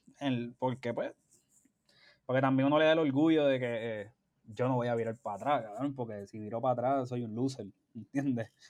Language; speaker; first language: Spanish; native; Spanish